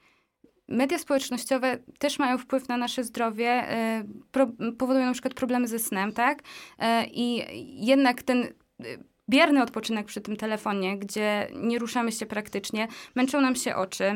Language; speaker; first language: Polish; native; Polish